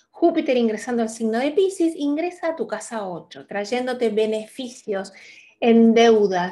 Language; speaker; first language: Spanish; native; Spanish